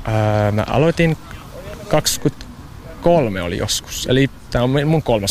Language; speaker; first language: Finnish; non-native, learner; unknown